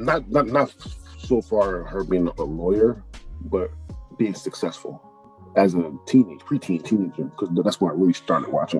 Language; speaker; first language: English; native; English